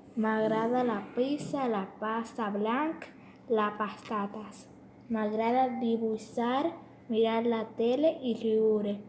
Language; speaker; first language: Catalan; non-native, learner; Spanish